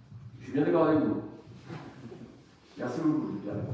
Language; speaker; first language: French; native; French